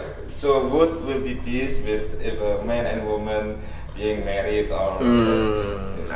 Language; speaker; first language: English; non-native, learner; Indonesian